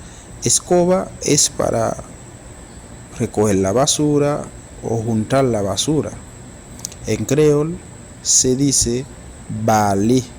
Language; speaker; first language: Spanish; non-native, fluent; Haitian Creole